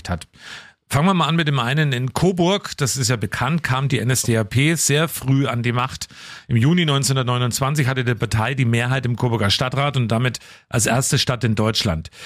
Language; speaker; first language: German; native; German